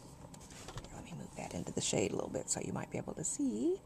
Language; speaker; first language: English; native; English